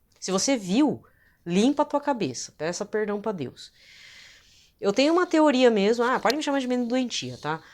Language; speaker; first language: Portuguese; native; Portuguese